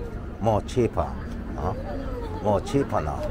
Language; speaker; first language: English; non-native, learner; Korean